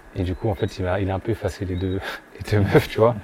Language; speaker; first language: French; native; French